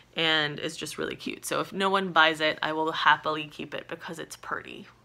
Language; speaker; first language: English; native; English